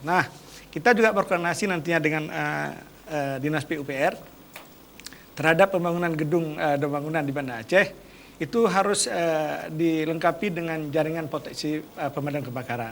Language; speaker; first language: Malay; native; Malay